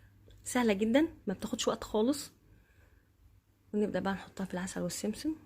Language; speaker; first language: Arabic; native; Arabic